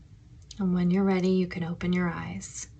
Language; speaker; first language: English; native; English